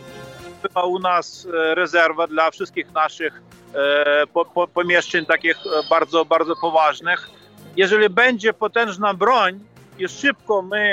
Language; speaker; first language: Polish; non-native, fluent; Ukrainian